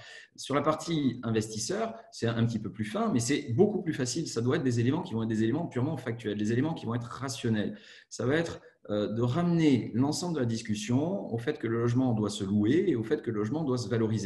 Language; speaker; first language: French; native; French